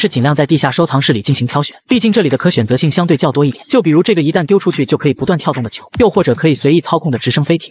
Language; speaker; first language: Chinese; native; Chinese